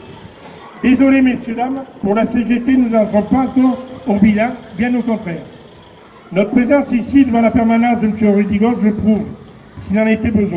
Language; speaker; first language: French; native; French